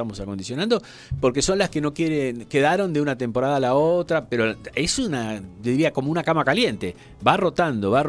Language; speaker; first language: Spanish; native; Spanish